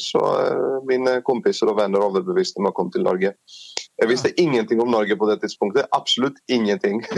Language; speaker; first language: Norwegian; non-native, fluent; Greek